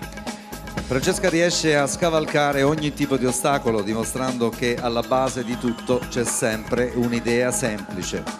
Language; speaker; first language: Italian; native; Italian